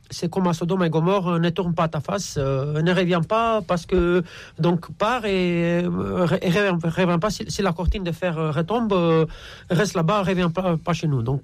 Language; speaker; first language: French; non-native, fluent; Romanian